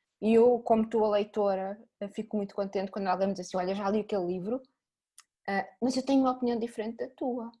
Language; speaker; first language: Portuguese; native; Portuguese